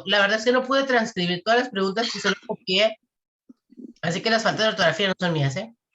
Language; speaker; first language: Spanish; native; Spanish